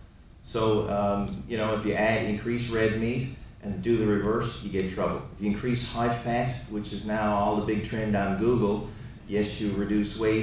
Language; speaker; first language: English; native; English